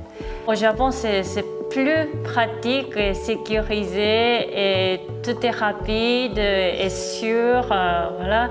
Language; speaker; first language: French; non-native, fluent; Japanese